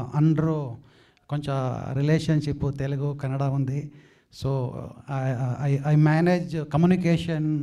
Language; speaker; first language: Telugu; non-native, learner; Kannada